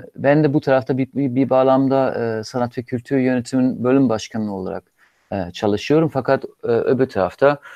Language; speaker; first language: Turkish; non-native, fluent; German